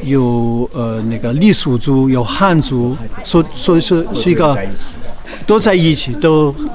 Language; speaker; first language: Chinese; non-native, fluent; English